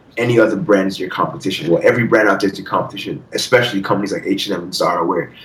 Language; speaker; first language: English; early bilingual, other home language; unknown